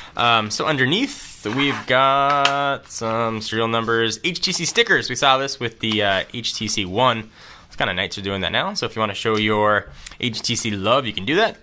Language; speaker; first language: English; native; English